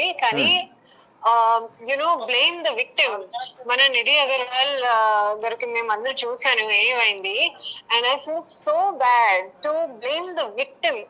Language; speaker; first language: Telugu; non-native, learner; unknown